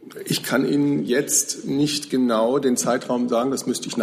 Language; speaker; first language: German; native; German